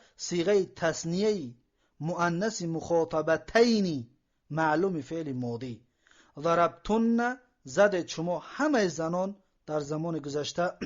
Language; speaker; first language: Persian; native; Persian